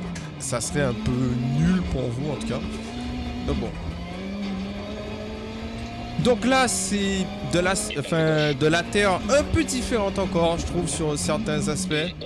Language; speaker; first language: French; native; French